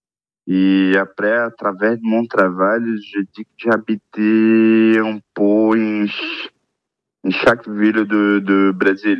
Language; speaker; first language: French; non-native, learner; Portuguese